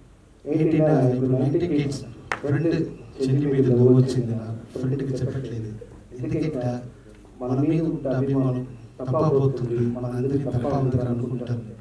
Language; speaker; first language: Telugu; non-native, learner; Tamil